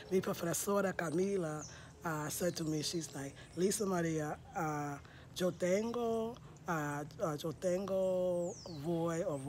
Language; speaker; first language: Spanish; non-native, learner; English